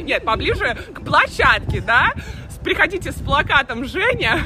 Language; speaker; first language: Russian; native; Russian